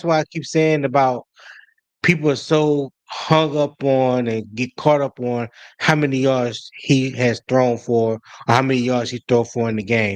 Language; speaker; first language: English; native; English